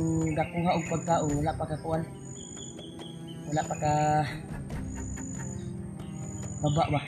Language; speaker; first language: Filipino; non-native, local second language; Cebuano